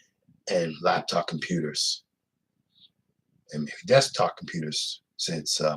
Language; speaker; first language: English; native; English